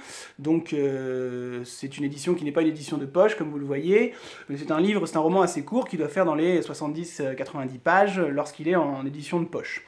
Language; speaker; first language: French; native; French